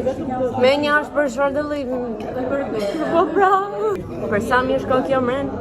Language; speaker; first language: Albanian; early bilingual, heritage; Albanian